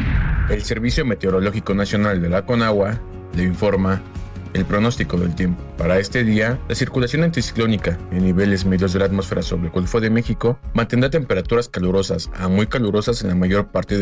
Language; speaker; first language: Spanish; native; Spanish